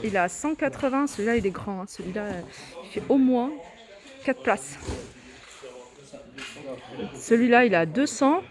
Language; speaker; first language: French; native; French